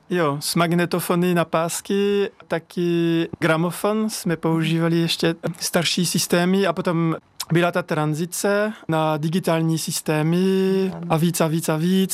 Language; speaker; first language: Czech; non-native, fluent; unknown